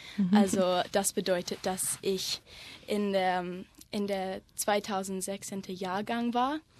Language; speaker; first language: German; non-native, learner; English